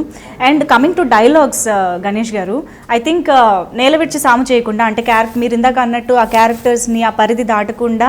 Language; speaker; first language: Telugu; native; Telugu